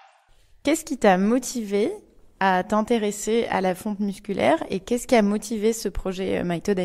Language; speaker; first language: French; native; French